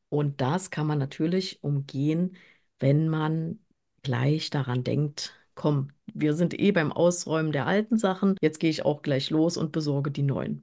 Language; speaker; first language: German; native; German